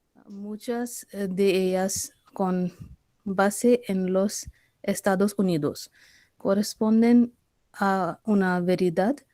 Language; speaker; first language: Spanish; non-native, learner; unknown